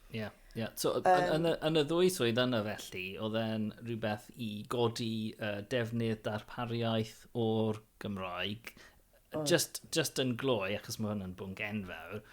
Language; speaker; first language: Welsh; non-native, local second language; English